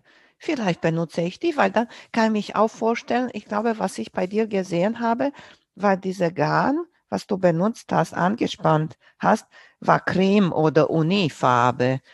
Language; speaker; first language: German; non-native, fluent; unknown